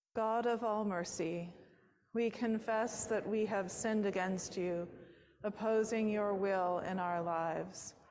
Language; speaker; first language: English; native; English